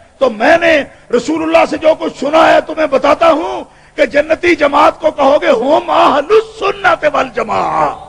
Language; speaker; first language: Urdu; non-native, local second language; Punjabi